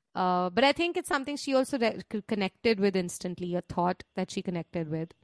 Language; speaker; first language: English; non-native, local second language; Hindi